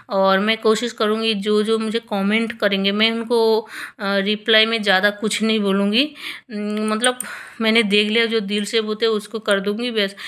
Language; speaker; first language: Hindi; non-native, local second language; Bangla